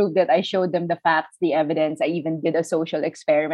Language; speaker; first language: English; non-native, local second language; Filipino